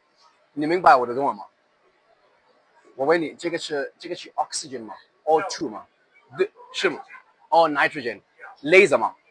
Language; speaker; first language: Chinese; non-native, learner; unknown